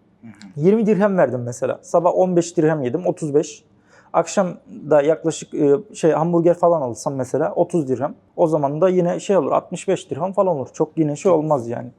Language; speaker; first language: Turkish; native; Turkish